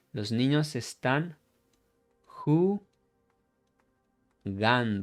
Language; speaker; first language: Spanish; non-native, fluent; English